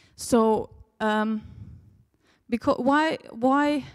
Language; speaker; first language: English; early bilingual, other home language; Russian